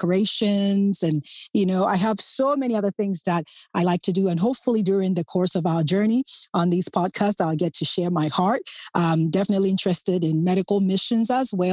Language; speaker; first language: English; non-native, local second language; Akan